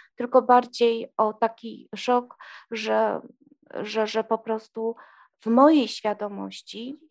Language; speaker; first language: Polish; native; Polish